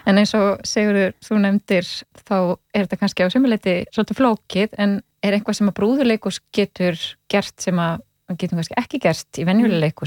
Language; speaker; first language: Icelandic; native; Icelandic